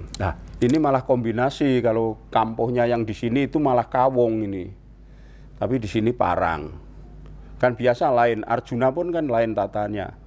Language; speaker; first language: Indonesian; non-native, local second language; Javanese